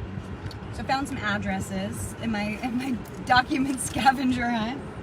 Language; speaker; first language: English; native; English